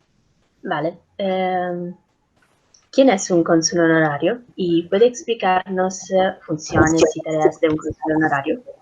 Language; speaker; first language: Spanish; non-native, learner; Italian